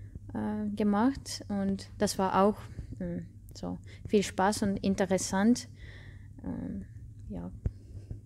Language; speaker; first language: German; non-native, learner; Russian